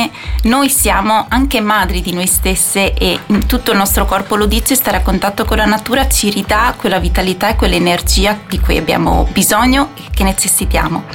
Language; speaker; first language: Italian; native; Italian